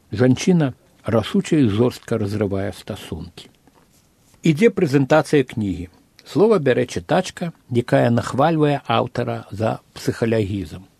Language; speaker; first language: Belarusian; native; Belarusian